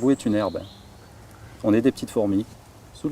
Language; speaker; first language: French; native; French